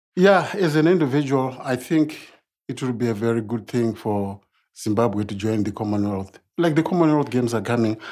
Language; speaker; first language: English; non-native, local second language; Shona